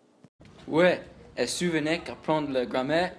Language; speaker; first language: French; non-native, learner; English